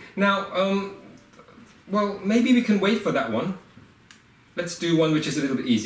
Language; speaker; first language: English; native; English